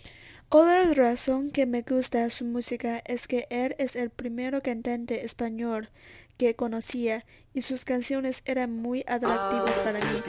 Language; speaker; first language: Spanish; non-native, learner; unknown